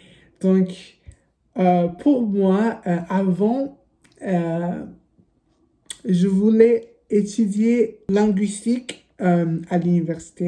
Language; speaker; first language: French; non-native, learner; English